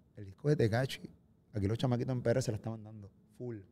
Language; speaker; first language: Spanish; native; Spanish